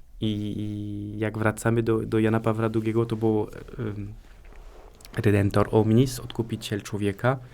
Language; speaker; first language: Polish; non-native, fluent; French